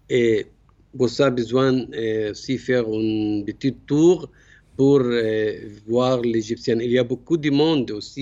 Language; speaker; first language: French; non-native, learner; Arabic